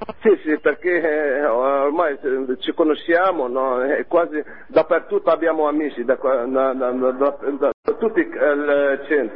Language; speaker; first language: Italian; non-native, learner; Arabic